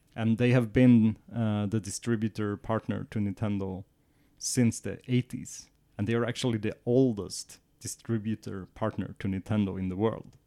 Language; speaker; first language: English; non-native, fluent; Swedish